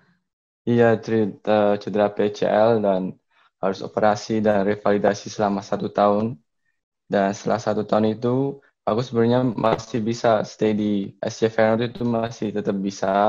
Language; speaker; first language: Indonesian; early bilingual, heritage; Indonesian